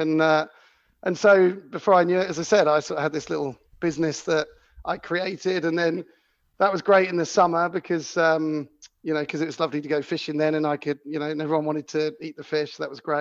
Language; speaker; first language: English; native; English